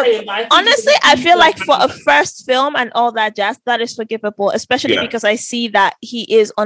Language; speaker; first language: English; non-native, local second language; Yoruba